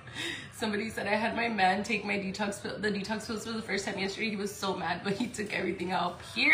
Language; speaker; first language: English; early bilingual, other home language; Spanish